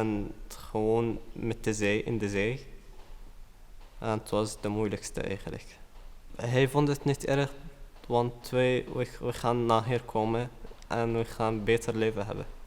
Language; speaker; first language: Dutch; early bilingual, other home language; Arabic